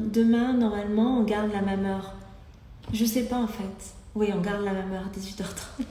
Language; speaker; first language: French; native; French